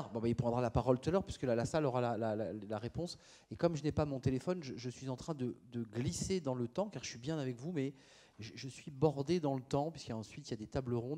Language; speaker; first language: French; native; French